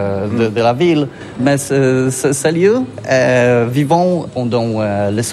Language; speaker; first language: French; non-native, learner; Polish